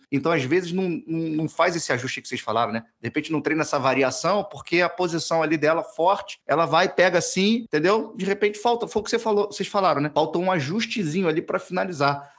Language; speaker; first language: Portuguese; native; Portuguese